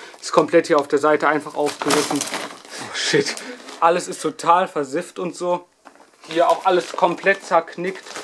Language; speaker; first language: German; native; German